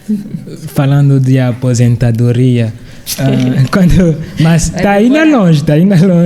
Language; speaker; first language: Portuguese; non-native, fluent; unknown